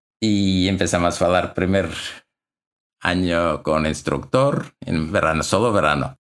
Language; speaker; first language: Spanish; non-native, learner; Russian